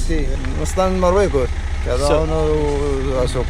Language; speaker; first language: Spanish; non-native, learner; Arabic